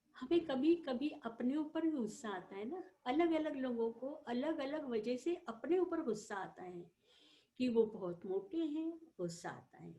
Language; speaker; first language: Hindi; non-native, local second language; Marathi